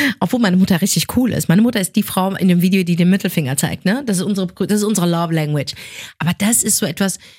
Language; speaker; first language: German; early bilingual, other home language; Arabic